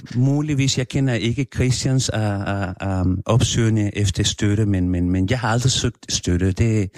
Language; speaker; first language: Danish; non-native, fluent; Spanish